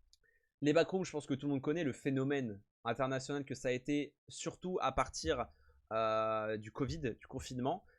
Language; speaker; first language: French; native; French